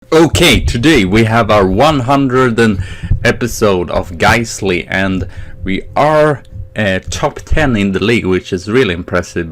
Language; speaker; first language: English; non-native, fluent; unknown